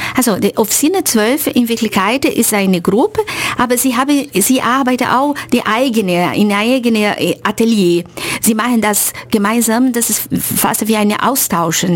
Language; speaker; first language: German; non-native, fluent; Portuguese